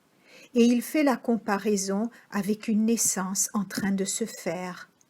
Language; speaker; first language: French; native; French